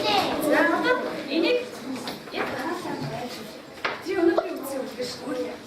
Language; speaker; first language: Mongolian; native; Mongolian